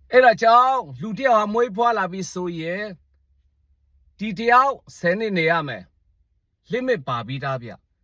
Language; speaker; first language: Burmese; non-native, local second language; Shan